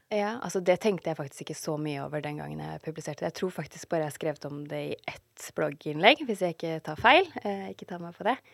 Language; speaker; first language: Norwegian; native; Norwegian